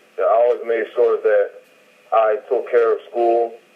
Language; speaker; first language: English; native; English